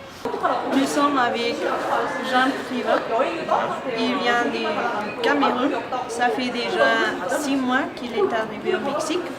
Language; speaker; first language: French; non-native, fluent; Spanish